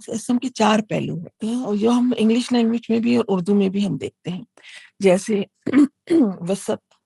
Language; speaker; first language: Urdu; native; Urdu